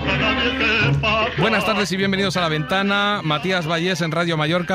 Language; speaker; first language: Spanish; native; Spanish